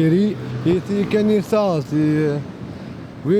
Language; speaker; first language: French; non-native, learner; Arabic